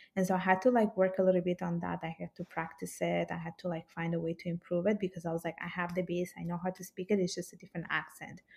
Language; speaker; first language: English; early bilingual, heritage; Italian